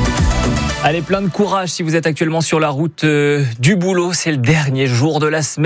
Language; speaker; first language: French; native; French